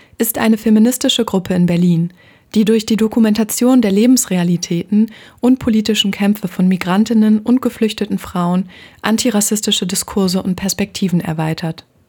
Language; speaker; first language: German; native; German